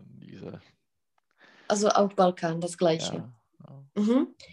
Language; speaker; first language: German; non-native, fluent; Czech